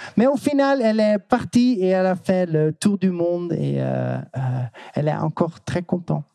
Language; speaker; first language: French; non-native, learner; Dutch